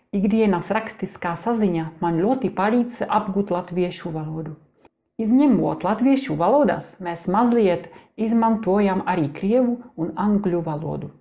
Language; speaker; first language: Latvian; non-native, learner; Czech